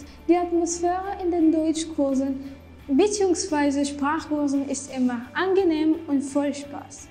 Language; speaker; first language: German; non-native, learner; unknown